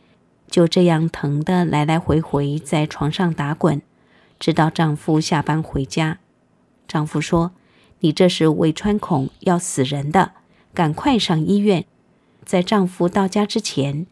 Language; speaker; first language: Chinese; native; Chinese